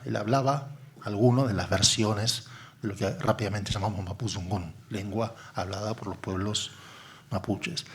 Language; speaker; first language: Spanish; native; Spanish